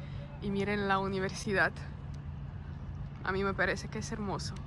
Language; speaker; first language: Spanish; non-native, fluent; Russian